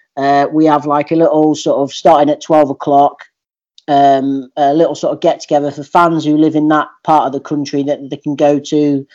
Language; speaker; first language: English; native; English